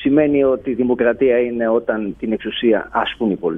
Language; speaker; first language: Greek; native; Greek